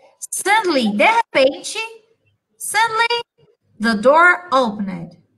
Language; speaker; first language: English; non-native, fluent; Portuguese